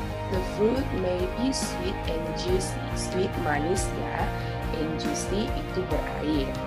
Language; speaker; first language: English; non-native, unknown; Indonesian